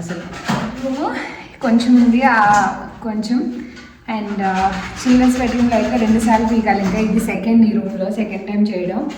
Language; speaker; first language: Telugu; native; Telugu